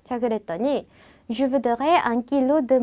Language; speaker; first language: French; non-native, fluent; Korean